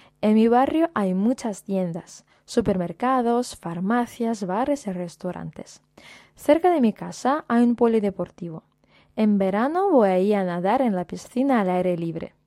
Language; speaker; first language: Spanish; non-native, fluent; Russian